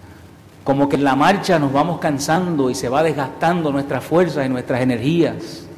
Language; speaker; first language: Spanish; native; Spanish